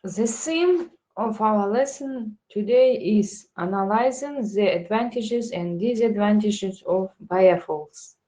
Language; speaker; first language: English; non-native, fluent; Kazakh